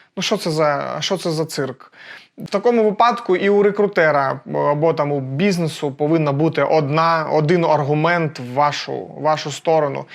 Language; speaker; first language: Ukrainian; non-native, local second language; Russian